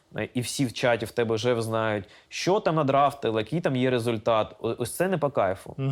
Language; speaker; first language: Ukrainian; non-native, local second language; Russian